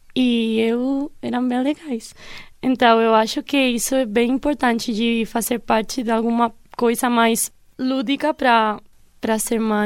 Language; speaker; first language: Portuguese; non-native, fluent; Spanish